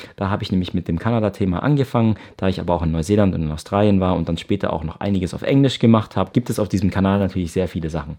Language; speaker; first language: German; native; German